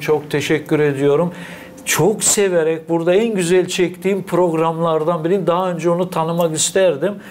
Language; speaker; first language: Turkish; native; Turkish